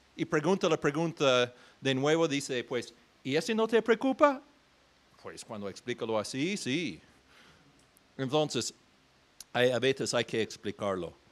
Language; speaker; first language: Spanish; non-native, fluent; English